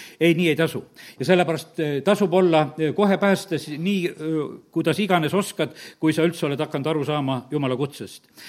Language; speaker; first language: Estonian; native; Estonian